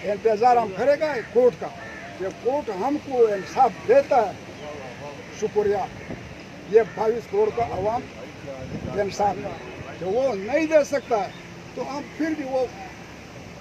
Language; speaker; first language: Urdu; non-native, local second language; Pashto